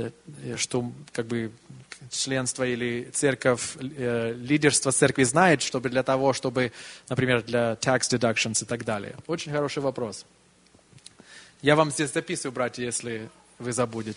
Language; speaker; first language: Russian; early bilingual, heritage; Russian